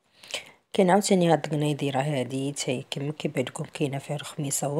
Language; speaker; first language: Arabic; native; Arabic